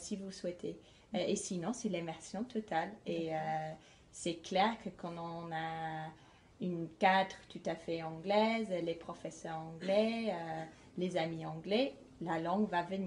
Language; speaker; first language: French; non-native, fluent; English